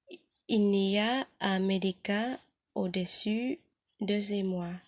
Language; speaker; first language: French; non-native, learner; Thai